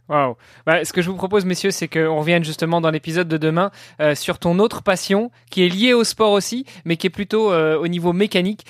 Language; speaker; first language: French; non-native, fluent; Italian